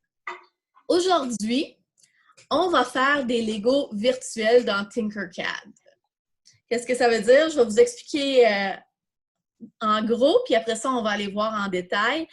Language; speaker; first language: French; native; French